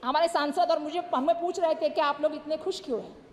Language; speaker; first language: Hindi; non-native, local second language; Marathi